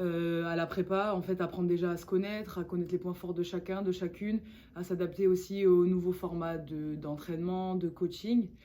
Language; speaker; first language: French; native; French